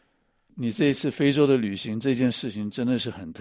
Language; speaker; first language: Chinese; native; Chinese